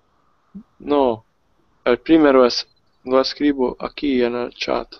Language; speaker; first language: Spanish; non-native, learner; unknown